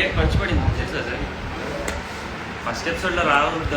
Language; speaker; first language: Telugu; native; Telugu